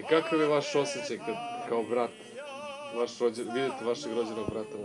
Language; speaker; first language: Serbian; native; Serbian